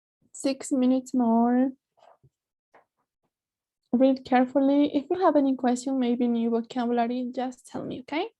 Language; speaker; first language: English; non-native, fluent; Spanish